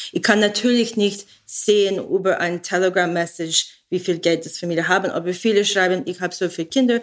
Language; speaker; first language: German; non-native, learner; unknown